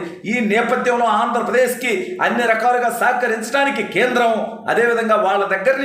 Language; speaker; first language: Telugu; native; Telugu